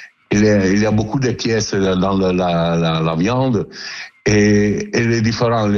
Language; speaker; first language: French; non-native, learner; Italian